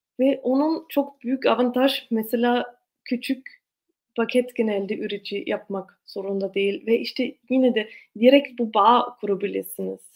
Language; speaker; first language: Turkish; non-native, fluent; German